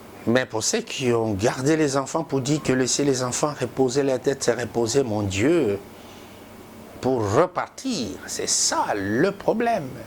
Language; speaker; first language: French; non-native, local second language; Lingala